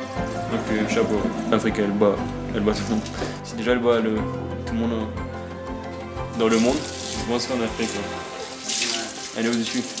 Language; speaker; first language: French; non-native, local second language; Morisyen